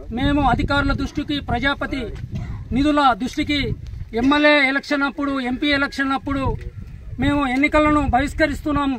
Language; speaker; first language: Telugu; non-native, local second language; Lambadi